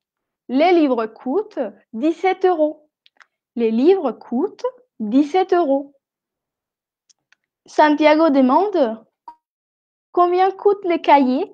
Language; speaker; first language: French; non-native, fluent; Spanish